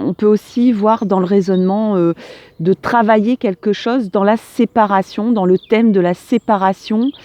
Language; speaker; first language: French; native; French